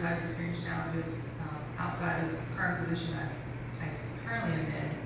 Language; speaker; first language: English; native; English